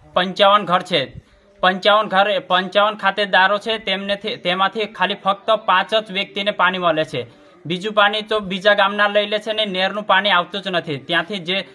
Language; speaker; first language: Gujarati; non-native, local second language; Bhili